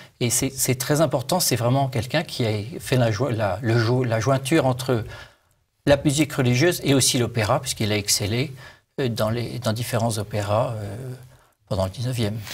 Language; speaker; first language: French; native; French